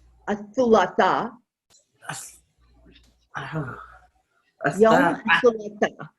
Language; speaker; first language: Arabic; non-native, fluent; English